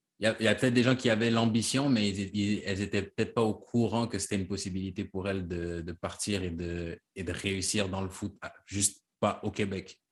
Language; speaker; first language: French; native; French